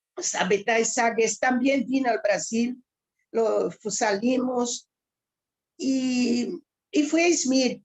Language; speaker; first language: Spanish; early bilingual, heritage; Ladino